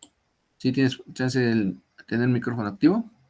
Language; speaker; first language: Spanish; native; Spanish